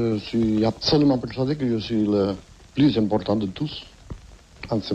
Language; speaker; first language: French; non-native, fluent; Catalan